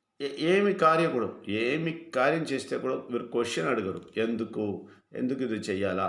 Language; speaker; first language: Telugu; non-native, fluent; Malayalam